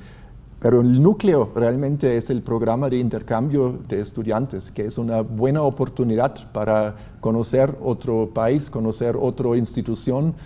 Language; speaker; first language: Spanish; non-native, fluent; German